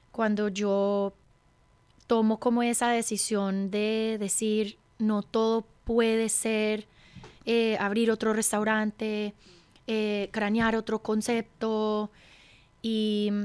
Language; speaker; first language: Spanish; early bilingual, heritage; Spanish